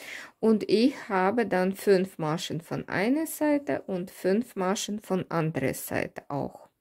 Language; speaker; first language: German; non-native, fluent; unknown